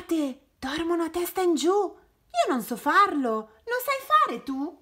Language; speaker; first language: Italian; native; Italian